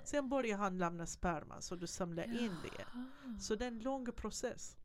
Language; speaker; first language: Swedish; non-native, fluent; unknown